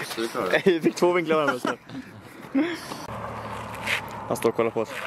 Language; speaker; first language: Swedish; native; Swedish